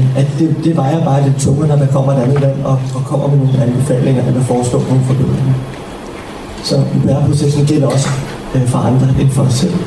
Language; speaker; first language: Danish; native; Danish